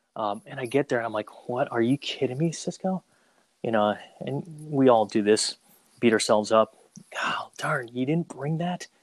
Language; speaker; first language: English; native; English